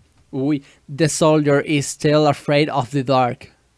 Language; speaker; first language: English; non-native, learner; Spanish